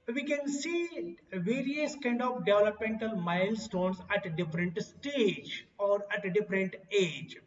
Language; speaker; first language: English; non-native, local second language; Kannada